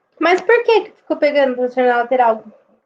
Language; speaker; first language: Portuguese; native; Portuguese